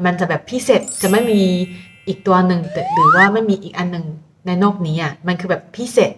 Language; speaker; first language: Thai; non-native, fluent; Chinese